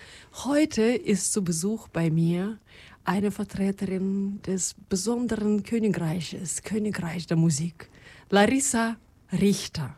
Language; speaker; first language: German; non-native, fluent; Russian